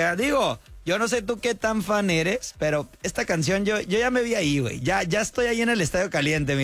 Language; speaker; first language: Spanish; native; Spanish